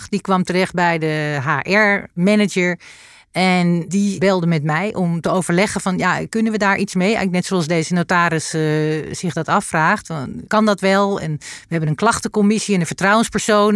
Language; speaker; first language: Dutch; native; Dutch